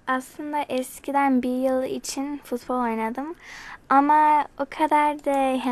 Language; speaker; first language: Turkish; early bilingual, other home language; English